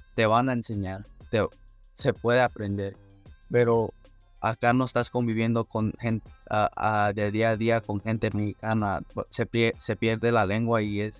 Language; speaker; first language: Spanish; early bilingual, heritage; Spanish